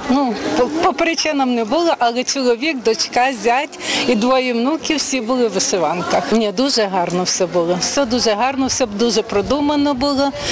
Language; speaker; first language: Ukrainian; native; Ukrainian